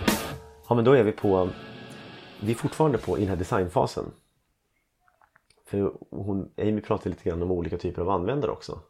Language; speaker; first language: Swedish; native; Swedish